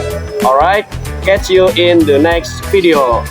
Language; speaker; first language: English; non-native, learner; Indonesian